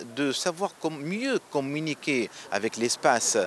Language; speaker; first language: French; non-native, local second language; Arabic